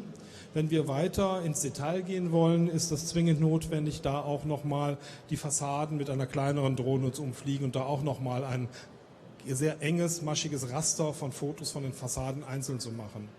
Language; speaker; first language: German; native; German